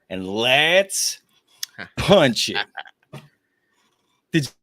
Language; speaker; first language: English; native; English